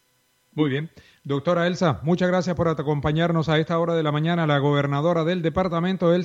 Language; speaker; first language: Spanish; native; Spanish